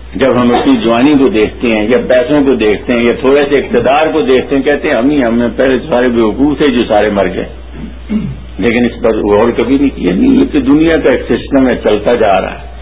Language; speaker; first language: Urdu; non-native, local second language; Punjabi